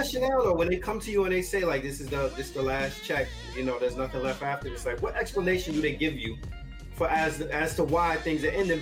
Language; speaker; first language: English; native; English